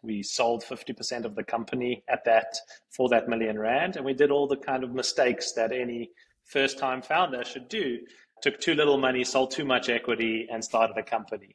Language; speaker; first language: English; native; English